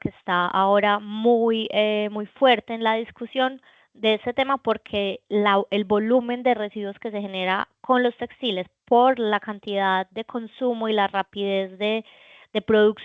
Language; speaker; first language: Spanish; native; Spanish